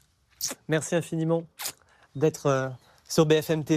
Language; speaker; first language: French; native; French